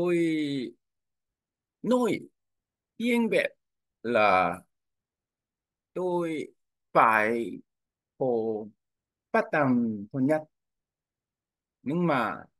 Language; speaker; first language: Vietnamese; non-native, learner; Korean